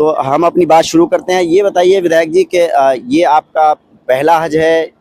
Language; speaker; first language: Hindi; native; Hindi